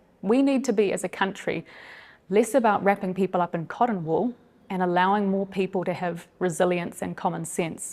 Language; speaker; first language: English; native; English